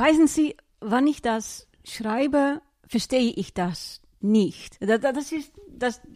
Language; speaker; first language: German; non-native, learner; Dutch